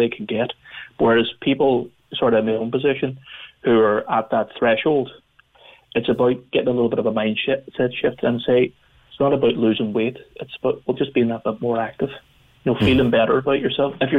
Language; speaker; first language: English; native; English